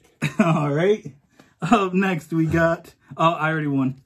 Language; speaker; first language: English; native; English